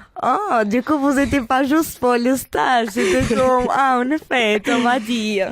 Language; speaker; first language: French; non-native, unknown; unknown